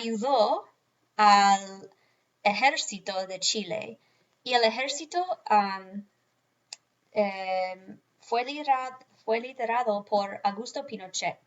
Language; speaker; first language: Spanish; non-native, fluent; English